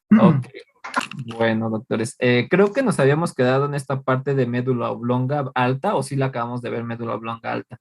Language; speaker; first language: Spanish; native; Spanish